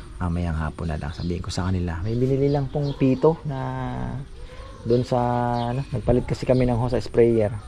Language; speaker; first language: Filipino; non-native, local second language; Pampanga